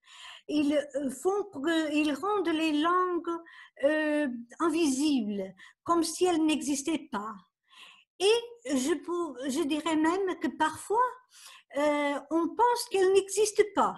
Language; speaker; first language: French; non-native, fluent; Portuguese